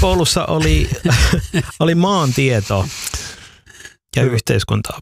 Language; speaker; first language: Finnish; early bilingual, other home language; Somali